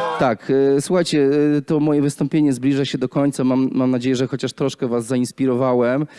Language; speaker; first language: Polish; native; Polish